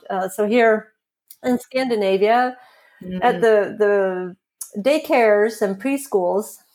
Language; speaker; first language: English; non-native, fluent; Swedish